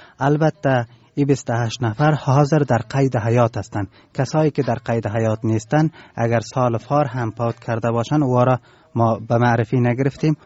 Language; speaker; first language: Persian; non-native, local second language; Turkmen